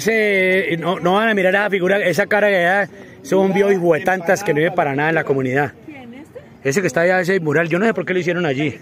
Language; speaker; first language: Spanish; native; Spanish